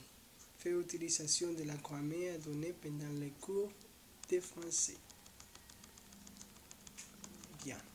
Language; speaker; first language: French; non-native, learner; Spanish